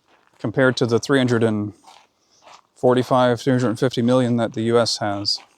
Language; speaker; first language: English; native; English